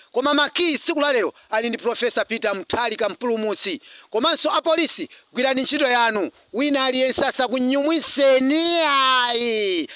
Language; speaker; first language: Nyanja; native; Nyanja